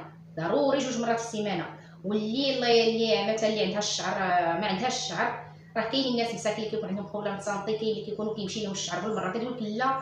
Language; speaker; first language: Arabic; native; Arabic